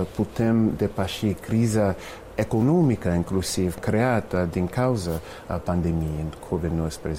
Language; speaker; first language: Romanian; non-native, fluent; English